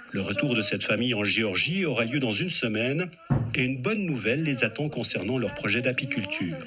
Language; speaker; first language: French; native; French